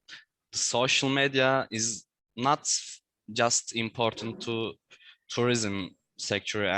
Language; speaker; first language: English; non-native, learner; Turkish